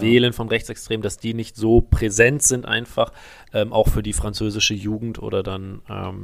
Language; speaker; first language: German; native; German